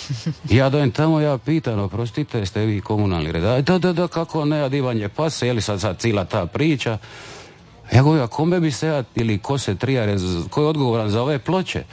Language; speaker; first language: Serbian; native; Serbian